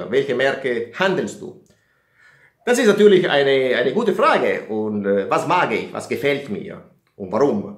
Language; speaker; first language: German; non-native, fluent; Italian